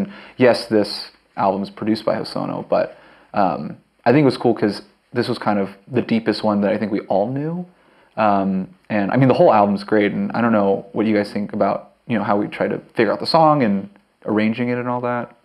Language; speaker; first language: English; native; English